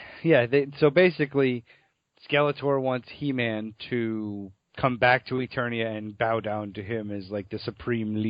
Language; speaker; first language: English; native; English